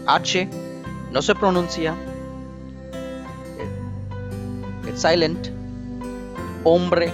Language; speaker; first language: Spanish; non-native, fluent; Bangla